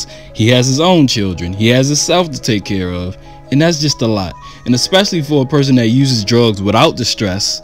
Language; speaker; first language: English; native; English